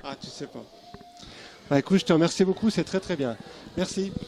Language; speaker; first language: French; native; French